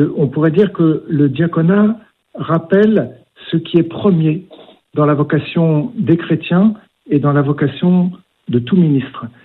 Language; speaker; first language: French; native; French